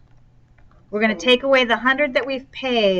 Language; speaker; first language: English; native; English